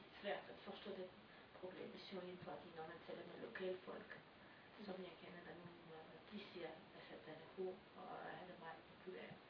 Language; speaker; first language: Danish; non-native, learner; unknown